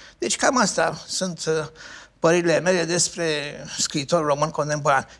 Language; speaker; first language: Romanian; native; Romanian